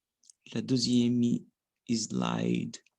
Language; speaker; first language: French; non-native, learner; Portuguese